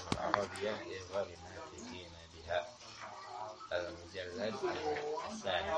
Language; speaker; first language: Arabic; non-native, fluent; Indonesian